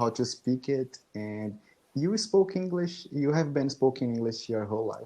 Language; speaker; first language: English; non-native, fluent; Portuguese